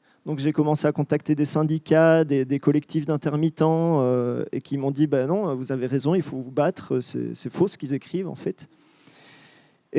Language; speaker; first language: French; native; French